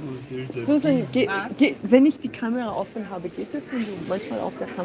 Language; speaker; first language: German; non-native, learner; English